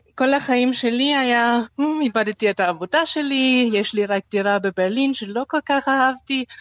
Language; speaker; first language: Hebrew; non-native, fluent; German